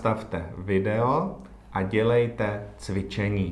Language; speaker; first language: Czech; non-native, fluent; Vietnamese